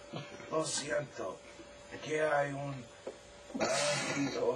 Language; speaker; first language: Spanish; non-native, learner; English